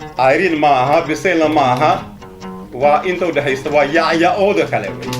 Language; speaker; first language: Somali; non-native, fluent; Russian